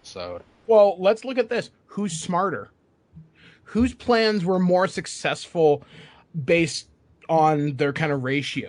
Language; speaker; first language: English; native; English